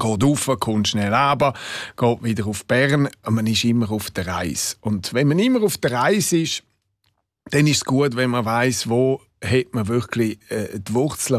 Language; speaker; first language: German; non-native, local second language; Romansh